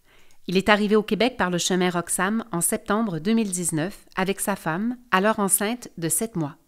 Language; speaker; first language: French; native; French